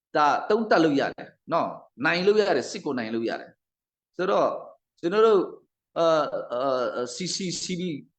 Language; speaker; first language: Burmese; non-native, local second language; Hakha Chin